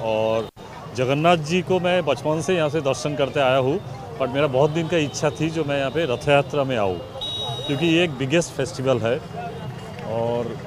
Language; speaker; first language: Hindi; non-native, local second language; Bangla